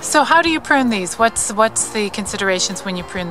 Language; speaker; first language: English; native; English